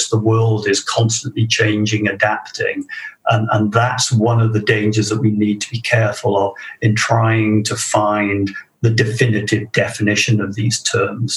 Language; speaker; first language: English; native; English